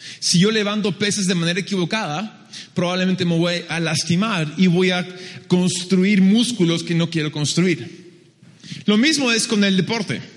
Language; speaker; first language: Spanish; early bilingual, other home language; English